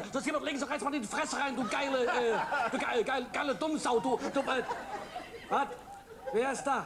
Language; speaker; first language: German; native; German